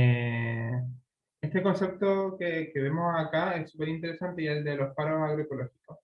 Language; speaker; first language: Spanish; native; Spanish